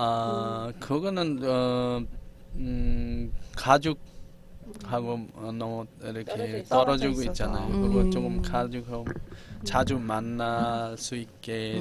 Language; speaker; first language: Korean; non-native, fluent; Bangla